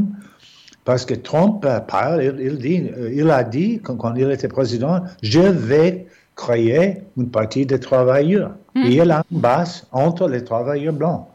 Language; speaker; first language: French; non-native, fluent; English